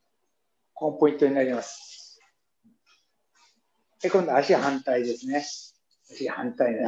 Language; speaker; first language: Japanese; native; Japanese